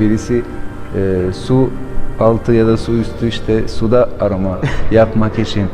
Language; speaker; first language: Turkish; non-native, fluent; Albanian